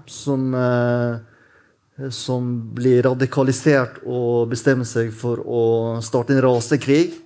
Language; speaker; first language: Norwegian; native; Norwegian